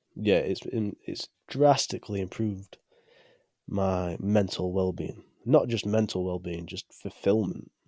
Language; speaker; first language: English; native; English